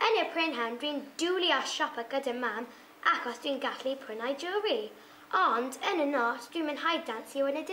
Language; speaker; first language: Welsh; non-native, learner; English